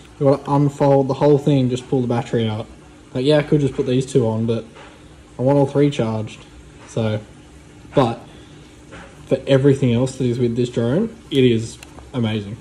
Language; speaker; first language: English; native; English